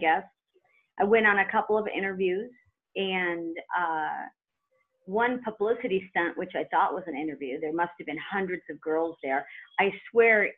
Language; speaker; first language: English; native; English